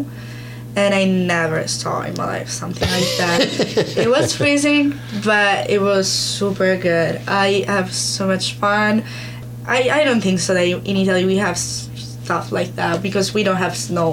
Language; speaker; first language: English; non-native, learner; Italian